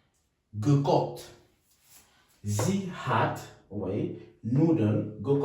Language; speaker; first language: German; non-native, fluent; French